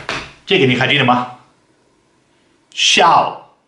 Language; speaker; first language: Chinese; non-native, fluent; Dutch